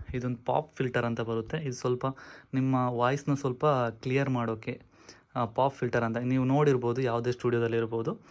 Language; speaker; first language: Kannada; non-native, local second language; Tulu